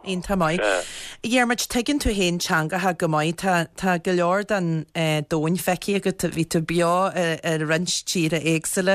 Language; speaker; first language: Irish; native; Irish